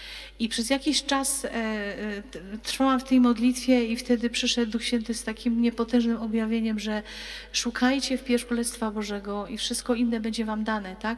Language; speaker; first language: Polish; native; Polish